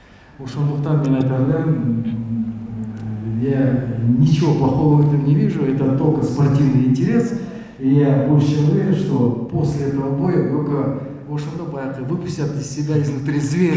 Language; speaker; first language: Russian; non-native, local second language; Kyrgyz